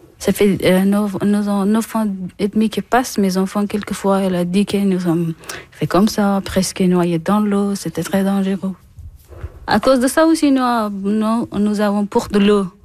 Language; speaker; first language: French; non-native, learner; Persian